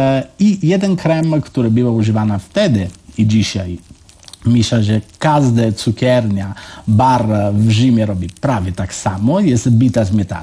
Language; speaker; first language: Polish; non-native, learner; Italian